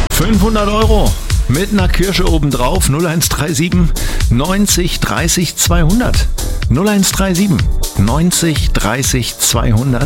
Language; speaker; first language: German; native; German